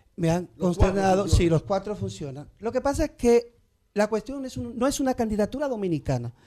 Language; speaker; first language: Spanish; native; Spanish